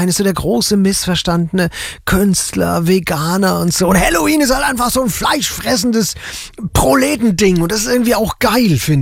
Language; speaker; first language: German; native; German